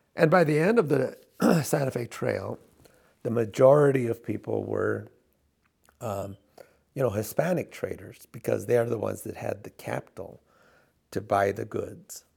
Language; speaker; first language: English; native; English